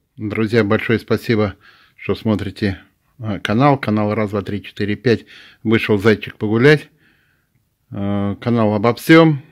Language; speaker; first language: Russian; non-native, local second language; Tatar